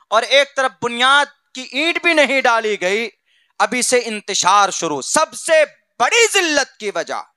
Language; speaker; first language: Hindi; native; Hindi